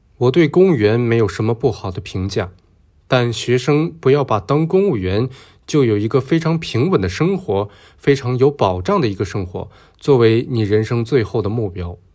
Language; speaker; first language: Chinese; non-native, local second language; Cantonese